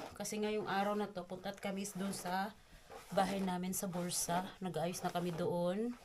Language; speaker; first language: Filipino; native; Filipino